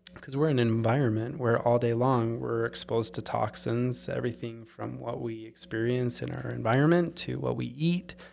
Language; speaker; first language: English; native; English